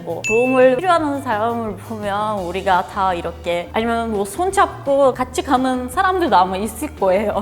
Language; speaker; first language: Korean; non-native, fluent; Turkish